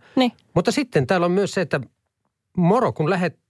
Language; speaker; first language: Finnish; native; Finnish